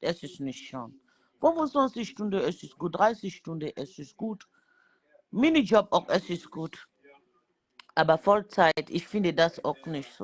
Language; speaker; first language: German; non-native, learner; French